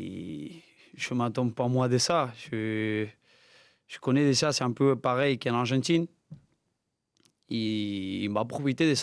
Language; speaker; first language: French; non-native, learner; Spanish